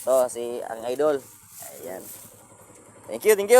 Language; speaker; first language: Filipino; non-native, local second language; Cebuano